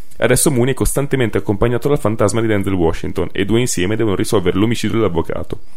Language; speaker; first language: Italian; native; Italian